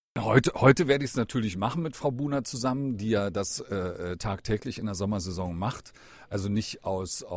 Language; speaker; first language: German; native; German